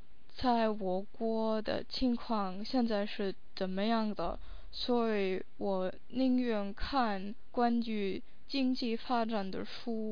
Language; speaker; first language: Chinese; non-native, fluent; English